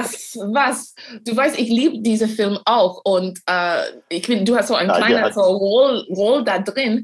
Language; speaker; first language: German; non-native, fluent; English